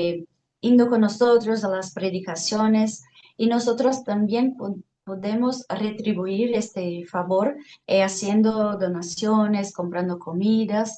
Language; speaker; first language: Spanish; non-native, fluent; Portuguese